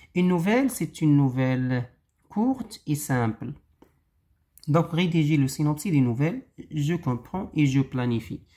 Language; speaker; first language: French; non-native, local second language; Arabic